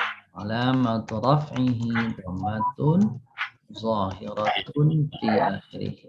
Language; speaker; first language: Arabic; non-native, fluent; Indonesian